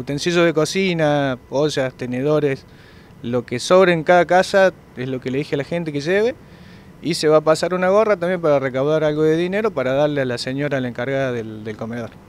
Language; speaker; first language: Spanish; native; Spanish